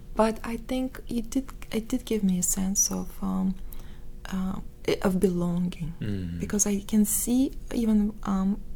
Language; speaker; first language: English; non-native, fluent; Russian